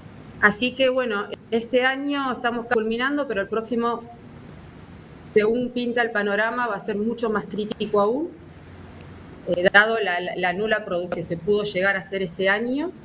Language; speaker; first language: Spanish; native; Spanish